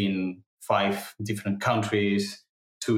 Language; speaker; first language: English; non-native, fluent; Catalan